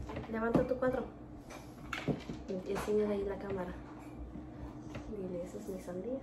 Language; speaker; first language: Spanish; early bilingual, heritage; Spanish